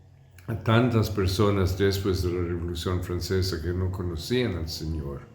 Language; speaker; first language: Spanish; non-native, fluent; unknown